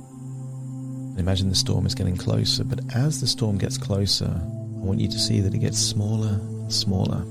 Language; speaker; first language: English; native; English